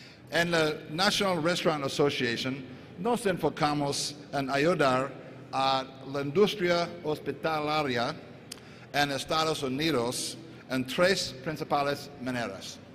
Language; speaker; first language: Spanish; non-native, fluent; English